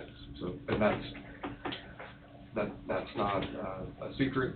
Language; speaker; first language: English; native; English